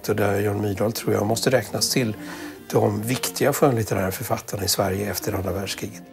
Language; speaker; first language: Swedish; native; Swedish